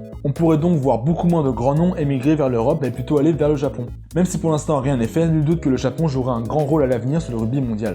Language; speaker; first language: French; native; French